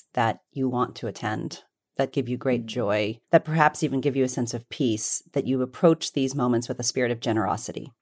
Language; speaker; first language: English; early bilingual, other home language; Hindi